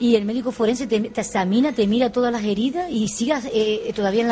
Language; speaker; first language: Spanish; native; Spanish